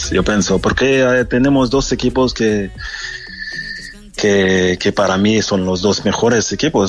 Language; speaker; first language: Spanish; non-native, learner; French